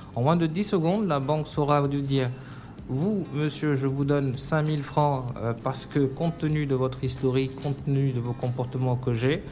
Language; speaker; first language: French; non-native, local second language; Wolof